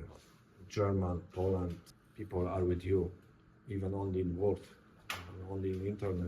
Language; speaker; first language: English; non-native, learner; Polish